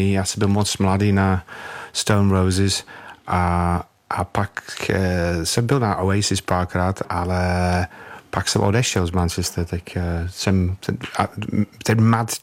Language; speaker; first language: Czech; non-native, fluent; English